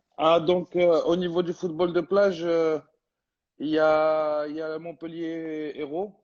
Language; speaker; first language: French; non-native, local second language; Arabic